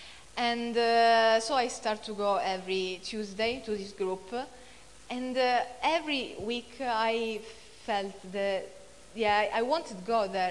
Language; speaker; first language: English; non-native, fluent; Italian